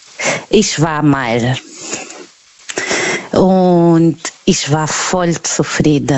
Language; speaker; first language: German; non-native, learner; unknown